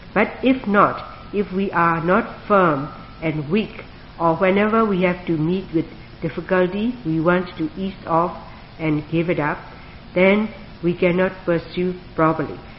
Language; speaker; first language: English; non-native, fluent; Burmese